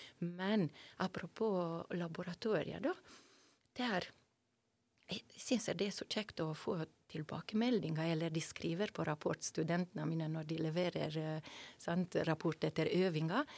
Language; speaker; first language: Norwegian; non-native, fluent; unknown